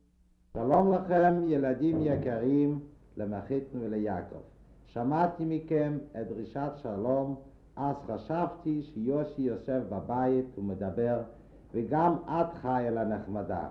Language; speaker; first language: Hebrew; non-native, fluent; Yiddish